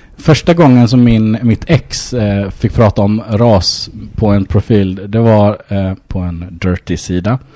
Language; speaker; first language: Swedish; early bilingual, other home language; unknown